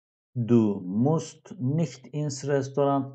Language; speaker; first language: German; non-native, fluent; Turkish